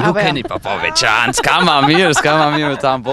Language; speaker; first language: Albanian; non-native, fluent; German